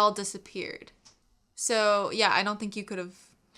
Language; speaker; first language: English; native; English